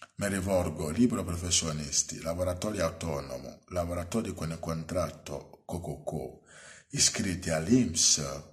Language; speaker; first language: Italian; non-native, fluent; Akan